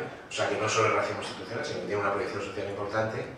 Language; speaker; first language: Spanish; native; Spanish